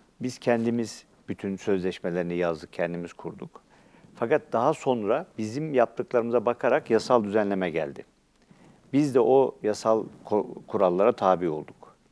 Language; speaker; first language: Turkish; native; Turkish